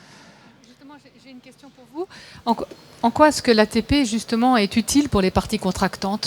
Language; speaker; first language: French; native; French